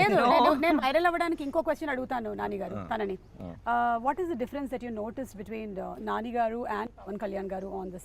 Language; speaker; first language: Telugu; native; Telugu